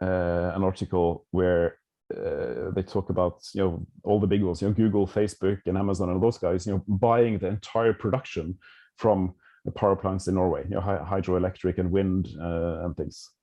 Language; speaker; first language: English; non-native, fluent; Norwegian